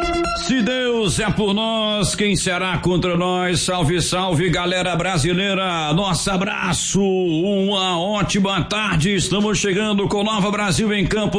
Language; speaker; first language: Portuguese; native; Portuguese